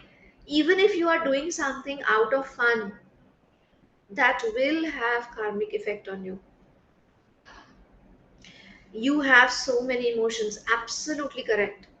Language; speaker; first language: English; non-native, local second language; Hindi